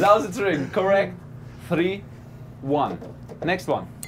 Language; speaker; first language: English; non-native, fluent; German